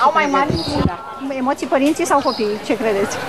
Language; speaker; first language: Romanian; native; Romanian